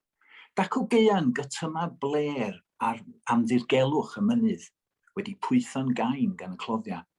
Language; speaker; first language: Welsh; native; Welsh